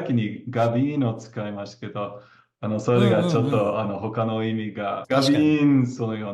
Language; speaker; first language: Japanese; non-native, learner; English